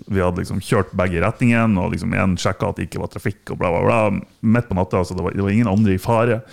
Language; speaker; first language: Norwegian; native; Norwegian